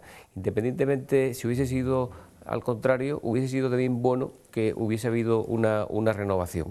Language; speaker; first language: Spanish; native; Spanish